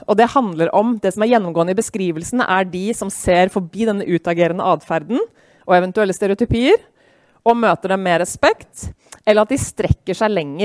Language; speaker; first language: Norwegian; native; Norwegian